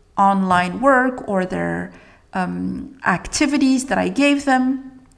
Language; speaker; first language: English; non-native, fluent; French